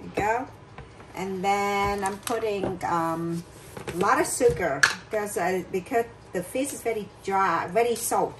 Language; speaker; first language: English; non-native, learner; Vietnamese